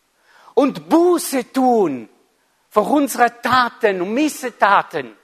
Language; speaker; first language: German; non-native, fluent; Italian